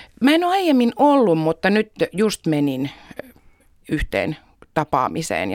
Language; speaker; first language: Finnish; native; Finnish